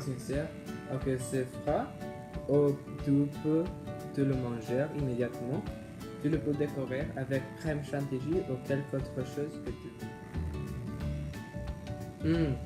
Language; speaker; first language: French; non-native, learner; English